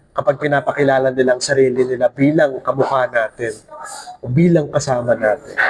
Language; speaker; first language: Filipino; native; Filipino